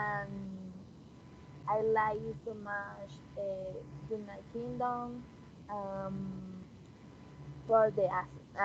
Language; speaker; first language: English; non-native, learner; Spanish